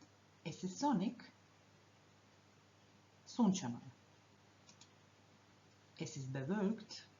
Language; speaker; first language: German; non-native, fluent; Croatian